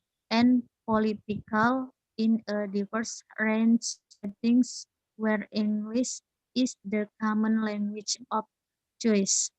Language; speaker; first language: English; non-native, learner; Indonesian